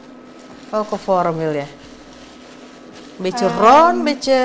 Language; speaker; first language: Dutch; non-native, learner; Indonesian